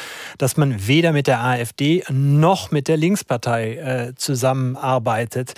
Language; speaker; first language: German; native; German